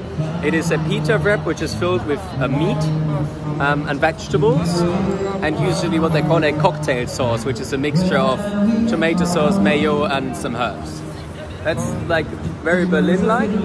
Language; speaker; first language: English; non-native, fluent; German